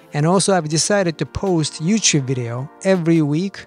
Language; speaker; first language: English; early bilingual, other home language; Japanese